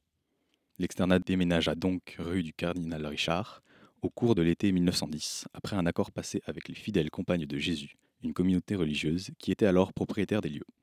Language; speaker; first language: French; native; French